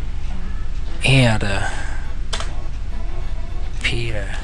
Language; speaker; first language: Swedish; non-native, learner; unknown